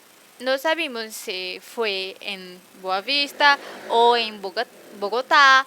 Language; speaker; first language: Spanish; non-native, fluent; Portuguese